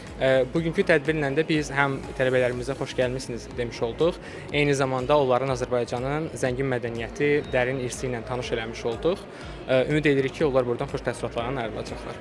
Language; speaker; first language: Azerbaijani; native; Azerbaijani